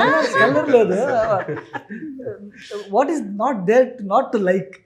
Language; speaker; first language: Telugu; non-native, local second language; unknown